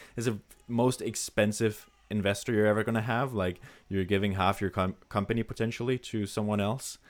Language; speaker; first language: English; non-native, fluent; Danish